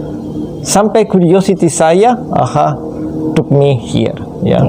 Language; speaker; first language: Indonesian; non-native, fluent; Spanish